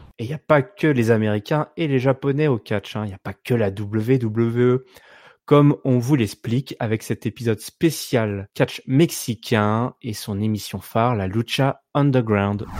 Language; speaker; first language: French; native; French